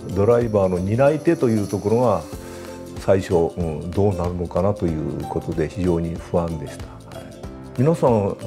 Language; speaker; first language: Japanese; native; Japanese